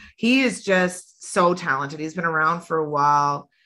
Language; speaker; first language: English; native; English